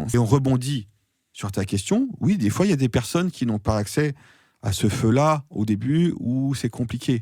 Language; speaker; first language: French; native; French